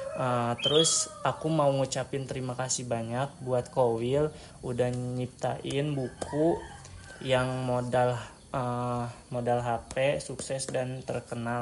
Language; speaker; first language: Indonesian; native; Indonesian